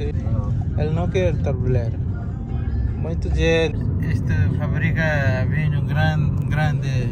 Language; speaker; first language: Portuguese; non-native, learner; Nepali